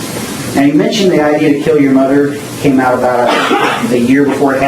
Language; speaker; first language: English; native; English